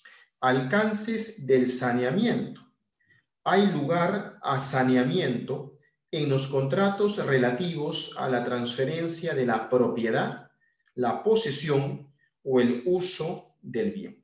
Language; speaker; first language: Spanish; native; Spanish